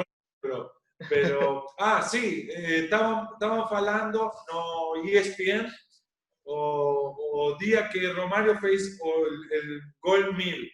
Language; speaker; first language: Portuguese; non-native, learner; Spanish